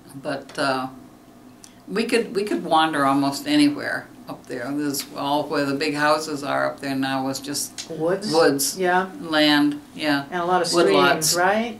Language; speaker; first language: English; native; English